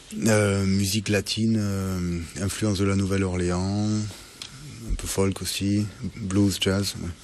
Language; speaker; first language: French; non-native, fluent; German